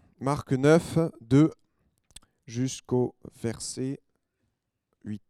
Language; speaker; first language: French; native; French